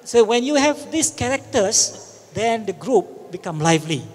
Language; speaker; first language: English; non-native, local second language; Malay